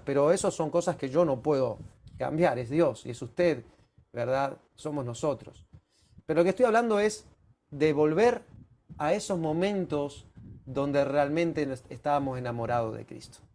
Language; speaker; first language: Spanish; native; Spanish